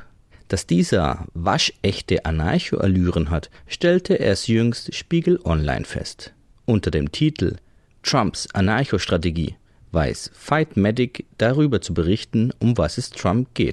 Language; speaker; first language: German; native; German